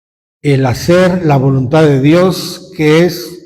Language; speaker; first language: Spanish; native; Spanish